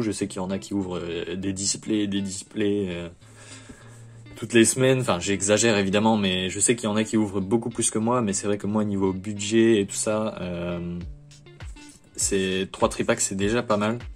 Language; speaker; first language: French; native; French